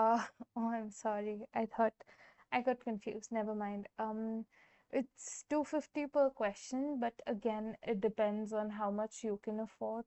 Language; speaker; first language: English; non-native, local second language; Hindi